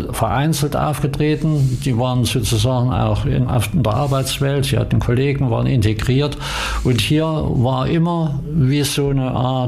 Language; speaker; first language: German; native; German